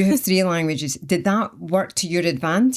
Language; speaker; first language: English; native; English